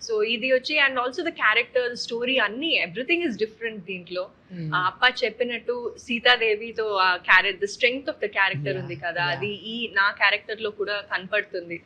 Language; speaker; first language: Telugu; non-native, local second language; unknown